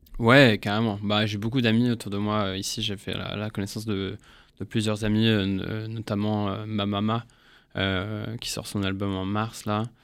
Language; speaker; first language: French; early bilingual, heritage; English